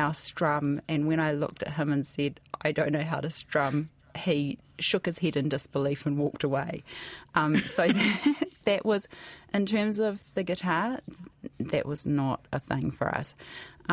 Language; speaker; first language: English; native; English